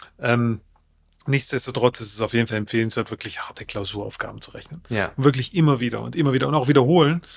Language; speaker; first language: German; native; German